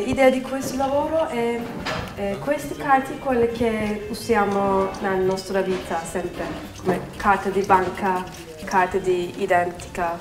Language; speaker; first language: Italian; non-native, learner; Turkish